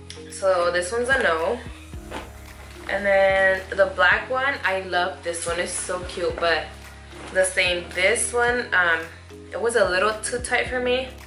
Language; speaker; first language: English; early bilingual, other home language; Spanish